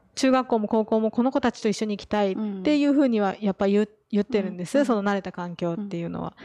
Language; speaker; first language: Japanese; native; Japanese